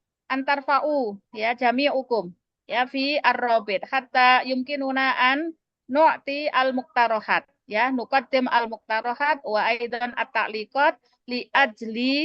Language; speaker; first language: Arabic; non-native, fluent; Indonesian